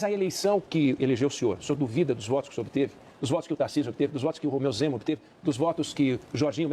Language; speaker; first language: Portuguese; native; Portuguese